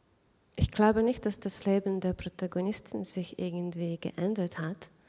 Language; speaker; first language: German; non-native, fluent; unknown